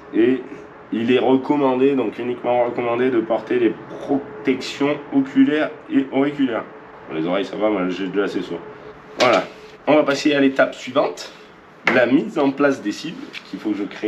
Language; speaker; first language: French; native; French